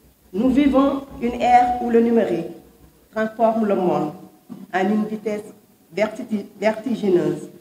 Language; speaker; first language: French; non-native, local second language; Wolof